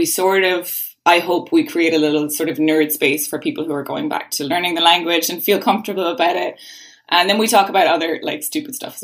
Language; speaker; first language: English; native; English